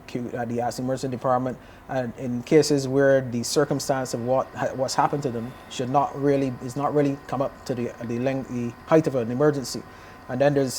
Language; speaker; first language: English; native; English